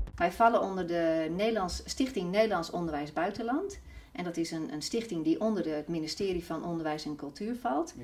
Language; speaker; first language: Dutch; native; Dutch